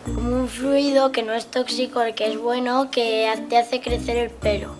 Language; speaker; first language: Spanish; native; Spanish